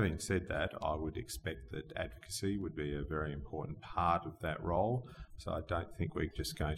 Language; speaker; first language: English; native; English